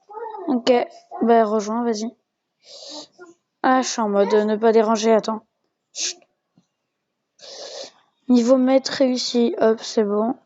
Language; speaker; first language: French; native; French